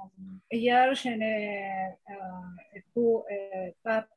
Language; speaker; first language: French; non-native, learner; Spanish